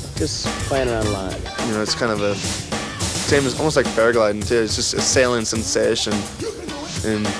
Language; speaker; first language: English; native; English